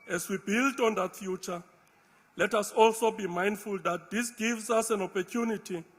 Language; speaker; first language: English; non-native, local second language; Afrikaans